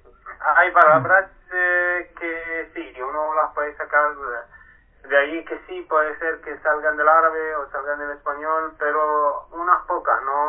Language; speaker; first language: Spanish; non-native, fluent; Arabic